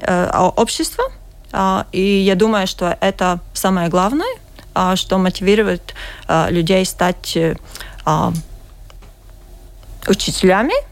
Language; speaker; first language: Russian; non-native, learner; Latvian